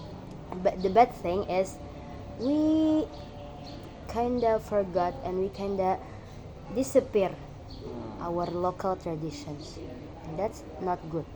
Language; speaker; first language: English; non-native, learner; Indonesian